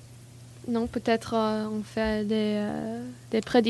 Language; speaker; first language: French; non-native, learner; English